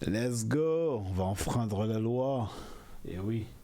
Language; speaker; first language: French; native; French